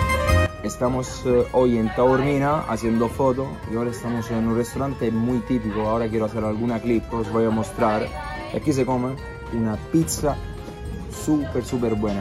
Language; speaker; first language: Spanish; non-native, fluent; Italian